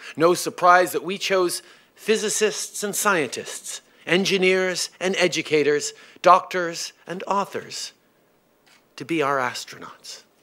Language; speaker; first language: English; early bilingual, other home language; French